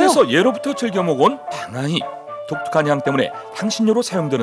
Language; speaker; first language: Korean; native; Korean